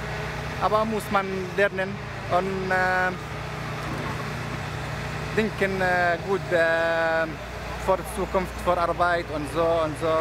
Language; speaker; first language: German; non-native, learner; Arabic